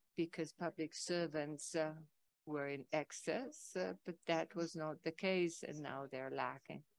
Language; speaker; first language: English; non-native, fluent; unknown